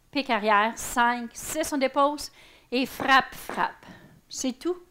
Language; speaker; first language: French; native; French